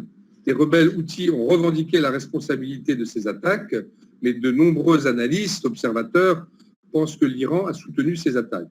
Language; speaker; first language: French; native; French